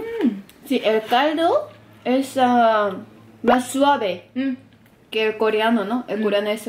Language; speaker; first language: Spanish; non-native, fluent; Korean